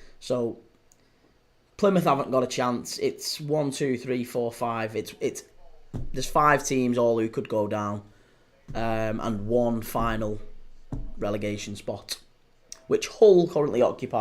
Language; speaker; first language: English; native; English